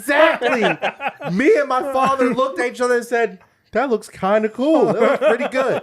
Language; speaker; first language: English; native; English